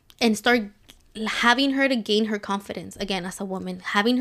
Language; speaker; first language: English; early bilingual, other home language; Spanish